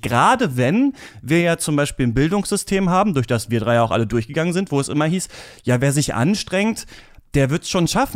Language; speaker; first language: German; native; German